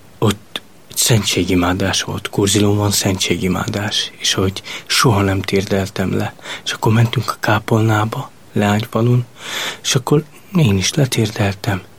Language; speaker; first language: Hungarian; non-native, local second language; Romany